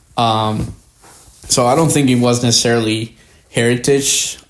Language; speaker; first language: English; early bilingual, other home language; Spanish